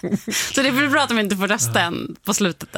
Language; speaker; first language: Swedish; native; Swedish